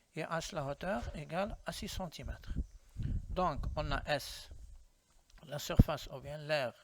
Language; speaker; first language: French; non-native, local second language; Arabic